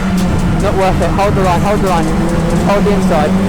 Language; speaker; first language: English; native; English